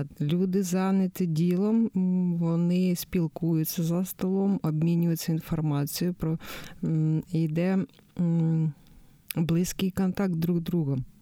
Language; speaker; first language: Ukrainian; native; Ukrainian